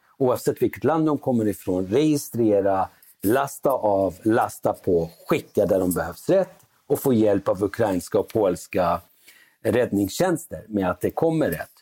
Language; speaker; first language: Swedish; early bilingual, other home language; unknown